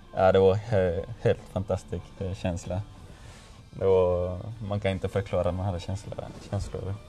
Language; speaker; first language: Swedish; non-native, learner; Spanish